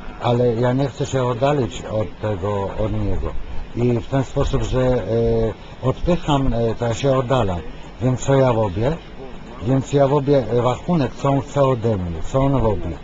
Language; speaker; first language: Polish; non-native, fluent; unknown